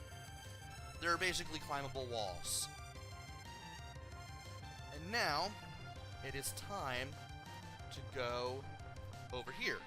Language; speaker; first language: English; native; English